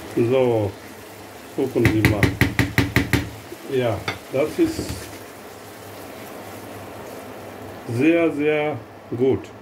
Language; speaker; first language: German; non-native, fluent; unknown